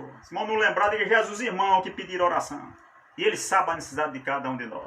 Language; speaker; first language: Portuguese; native; Portuguese